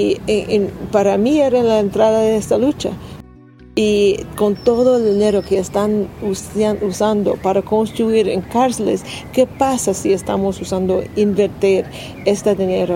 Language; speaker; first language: Spanish; non-native, learner; English